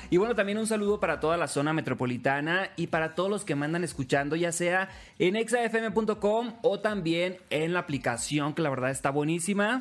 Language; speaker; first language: Spanish; native; Spanish